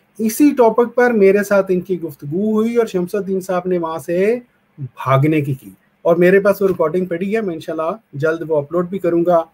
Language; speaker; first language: Urdu; non-native, local second language; Punjabi